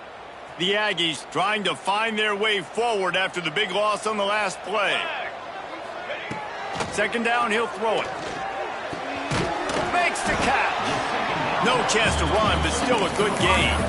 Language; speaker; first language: English; native; English